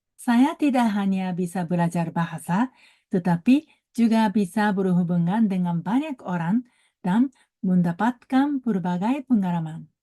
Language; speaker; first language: Indonesian; non-native, learner; Japanese